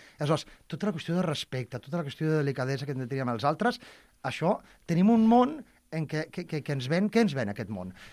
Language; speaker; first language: Catalan; native; Catalan